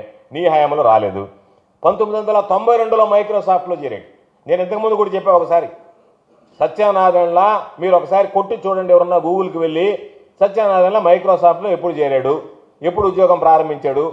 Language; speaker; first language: Telugu; native; Telugu